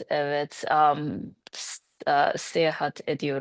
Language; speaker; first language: Turkish; non-native, learner; English